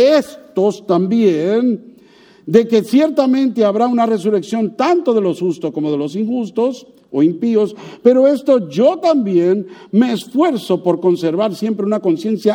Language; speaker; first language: Spanish; native; Spanish